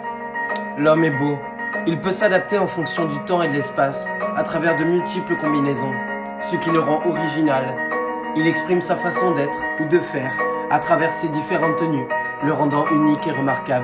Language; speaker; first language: French; native; French